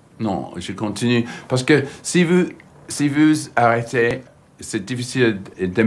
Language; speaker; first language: French; non-native, learner; English